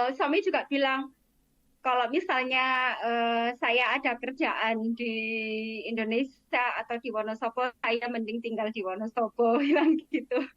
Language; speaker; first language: Indonesian; non-native, local second language; Javanese